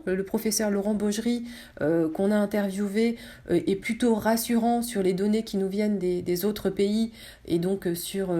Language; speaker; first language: French; native; French